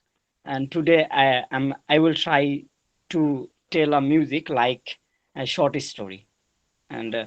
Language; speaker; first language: English; non-native, learner; Bangla